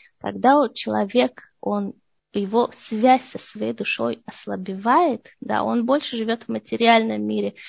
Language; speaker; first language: Russian; early bilingual, heritage; Russian